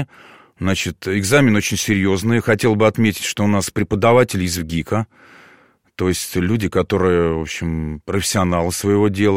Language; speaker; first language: Russian; native; Russian